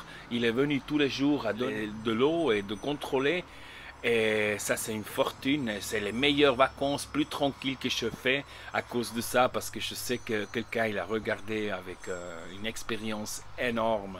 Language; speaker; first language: French; non-native, learner; Spanish